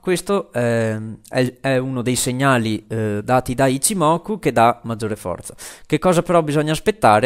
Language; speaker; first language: Italian; native; Italian